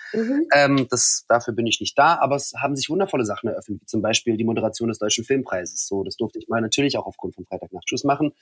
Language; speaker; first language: German; early bilingual, other home language; Russian